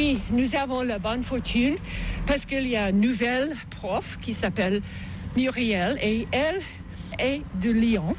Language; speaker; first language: French; non-native, local second language; English